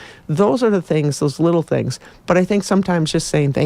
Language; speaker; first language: English; native; English